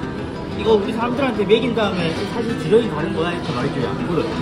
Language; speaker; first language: Korean; native; Korean